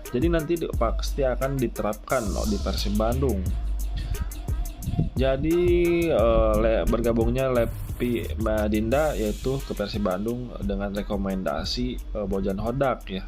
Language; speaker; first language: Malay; non-native, local second language; Sundanese